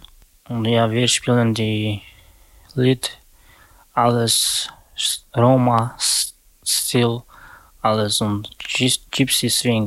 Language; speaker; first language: German; non-native, learner; Slovak